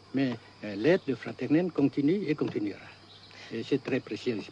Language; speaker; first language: French; non-native, fluent; Vietnamese